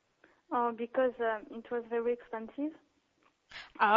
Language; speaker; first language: English; non-native, learner; French